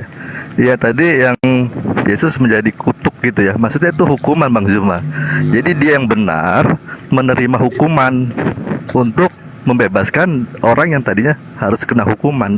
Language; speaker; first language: Indonesian; native; Indonesian